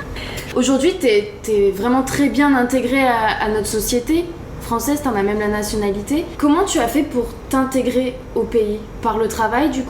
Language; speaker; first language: French; native; French